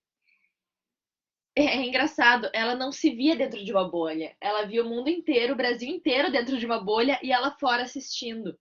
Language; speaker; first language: Portuguese; native; Portuguese